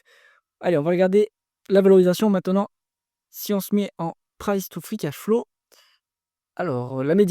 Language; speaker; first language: French; native; French